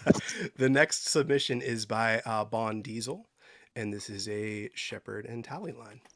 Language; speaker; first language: English; native; English